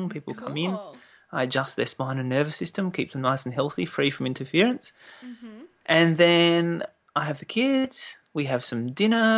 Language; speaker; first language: English; native; English